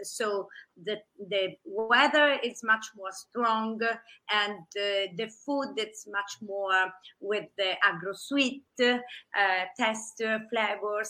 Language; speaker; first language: English; non-native, fluent; Italian